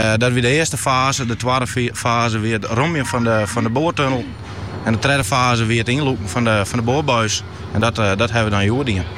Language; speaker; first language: Dutch; non-native, local second language; Western Frisian